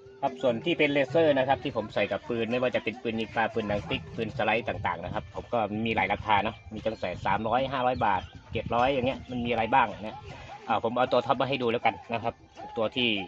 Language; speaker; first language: Thai; native; Thai